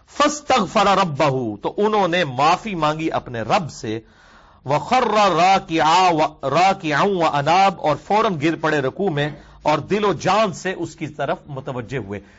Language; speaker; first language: Urdu; non-native, local second language; Punjabi